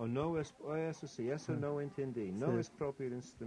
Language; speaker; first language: Spanish; non-native, fluent; English